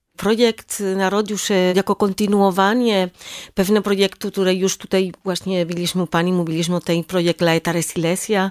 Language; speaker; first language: Polish; non-native, learner; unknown